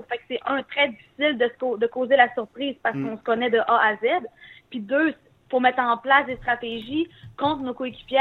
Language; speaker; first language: French; native; French